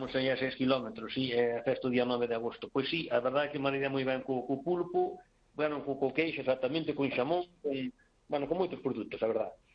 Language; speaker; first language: Galician; native; Galician